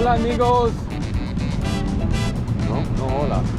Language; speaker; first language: Spanish; non-native, learner; English